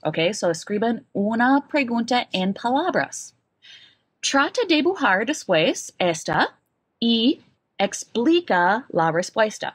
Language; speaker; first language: Spanish; non-native, fluent; English